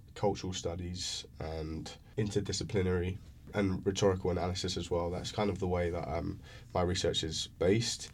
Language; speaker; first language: English; native; English